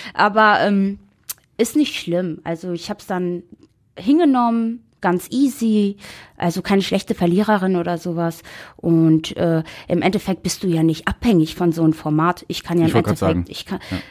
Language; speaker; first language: German; native; German